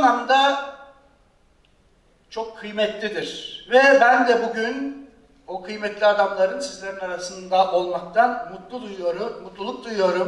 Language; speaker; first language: Turkish; native; Turkish